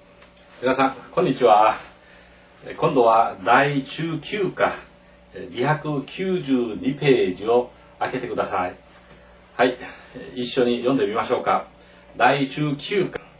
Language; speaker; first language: Japanese; non-native, fluent; Korean